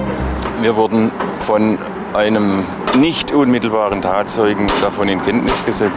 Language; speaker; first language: German; native; German